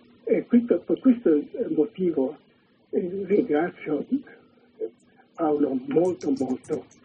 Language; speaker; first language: Italian; non-native, learner; Chinese